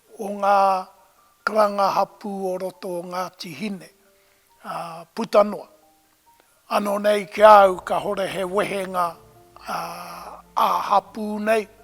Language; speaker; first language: Māori; native; Māori